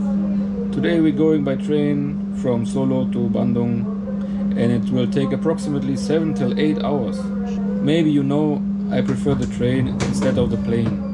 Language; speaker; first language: English; non-native, fluent; German